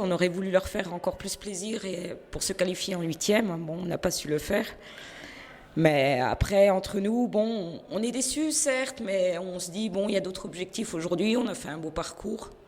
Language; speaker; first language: French; native; French